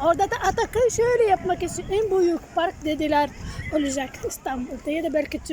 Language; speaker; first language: Turkish; non-native, learner; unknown